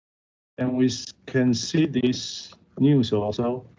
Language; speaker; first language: English; non-native, learner; Chinese